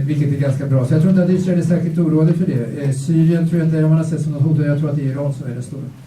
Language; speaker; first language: Swedish; native; Swedish